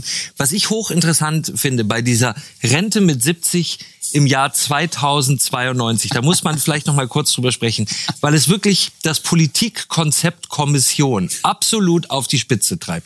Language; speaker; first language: German; native; German